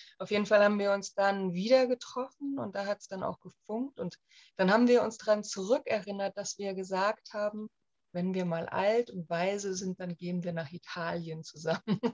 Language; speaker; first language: German; native; German